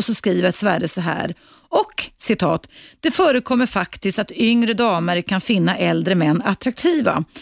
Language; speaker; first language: Swedish; native; Swedish